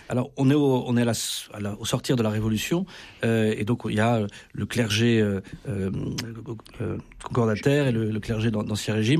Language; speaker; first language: French; native; French